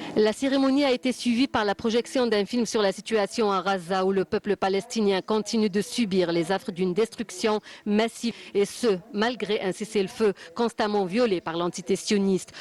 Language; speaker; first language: French; non-native, local second language; Arabic